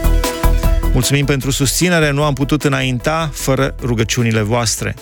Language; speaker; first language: Romanian; native; Romanian